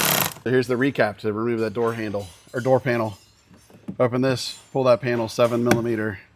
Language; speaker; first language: English; native; English